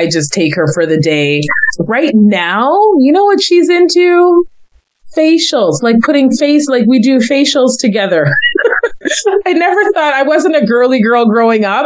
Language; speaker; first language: English; native; English